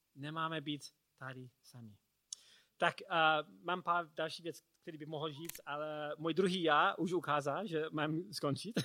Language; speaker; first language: Czech; non-native, fluent; English